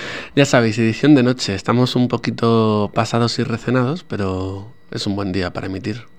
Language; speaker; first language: Spanish; native; Spanish